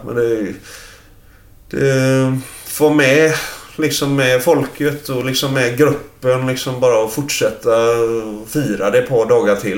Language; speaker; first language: Swedish; native; Swedish